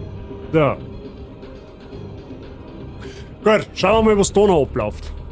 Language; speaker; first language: German; native; German